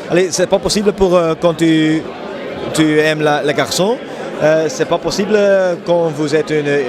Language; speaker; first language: French; non-native, learner; Dutch